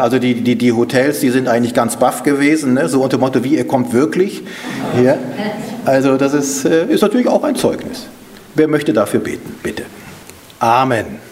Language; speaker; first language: German; native; German